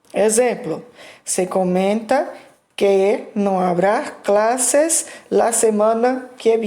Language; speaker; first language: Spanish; non-native, fluent; Portuguese